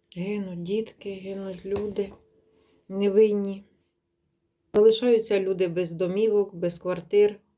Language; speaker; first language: Ukrainian; native; Ukrainian